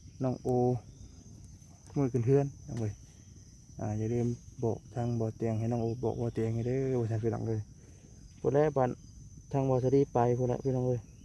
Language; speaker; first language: Thai; non-native, local second language; Lao